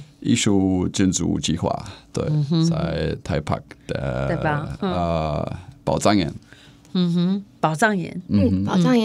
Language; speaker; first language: Chinese; non-native, learner; Czech